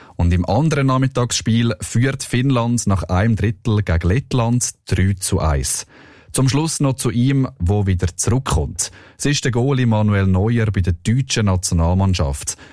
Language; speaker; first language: German; native; German